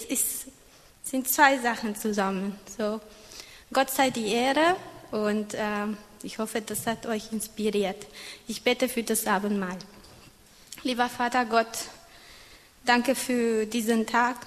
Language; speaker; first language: German; non-native, fluent; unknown